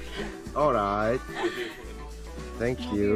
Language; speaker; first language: English; non-native, learner; Indonesian